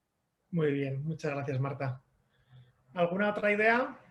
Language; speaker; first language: Spanish; native; Spanish